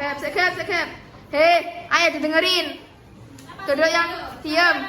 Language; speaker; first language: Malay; non-native, local second language; Javanese